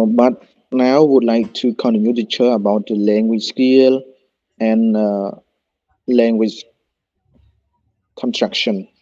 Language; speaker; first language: English; non-native, learner; Khmer